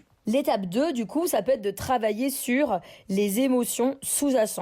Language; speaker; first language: French; native; French